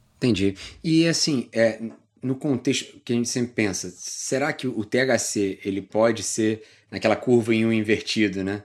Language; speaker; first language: Portuguese; native; Portuguese